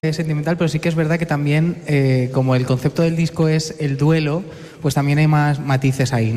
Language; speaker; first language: Spanish; native; Spanish